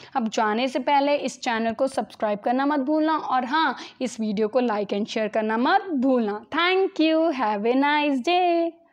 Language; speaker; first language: Hindi; native; Hindi